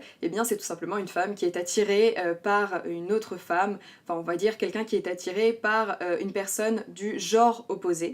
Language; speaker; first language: French; native; French